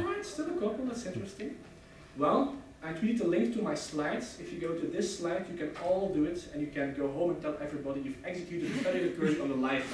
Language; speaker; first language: English; non-native, fluent; Dutch